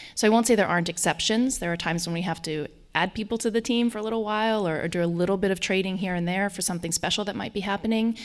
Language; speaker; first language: English; native; English